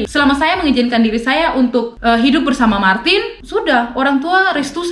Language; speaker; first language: Indonesian; non-native, local second language; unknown